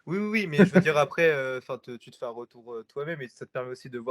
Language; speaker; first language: French; native; French